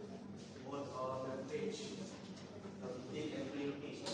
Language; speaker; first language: English; non-native, learner; Indonesian